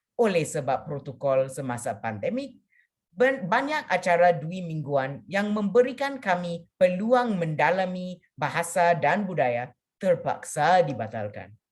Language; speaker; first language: Malay; non-native, local second language; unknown